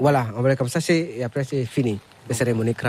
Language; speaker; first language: French; non-native, learner; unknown